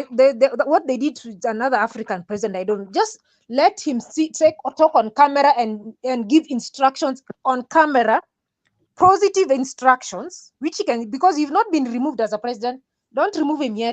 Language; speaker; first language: English; non-native, local second language; Swahili